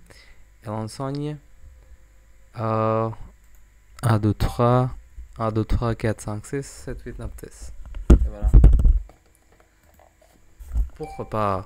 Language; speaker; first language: French; non-native, learner; English